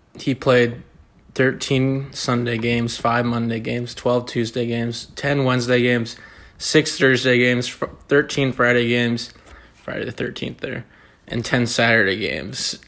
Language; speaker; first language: English; native; English